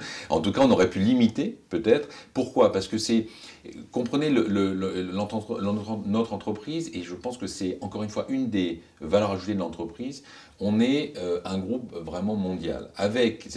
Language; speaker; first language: French; native; French